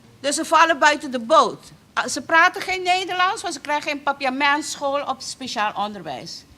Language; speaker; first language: Dutch; non-native, local second language; Papiamento